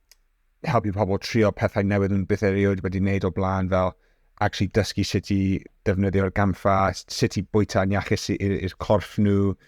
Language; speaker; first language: Welsh; non-native, local second language; English